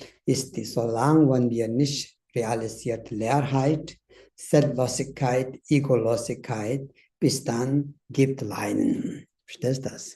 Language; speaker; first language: German; non-native, learner; Tibetan